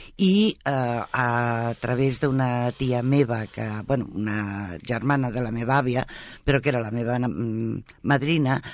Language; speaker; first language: Catalan; non-native, local second language; Spanish